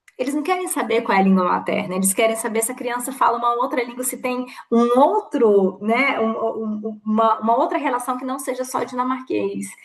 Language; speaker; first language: Portuguese; native; Portuguese